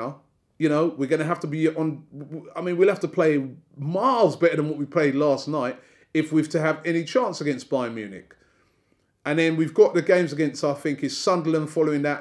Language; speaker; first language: English; native; English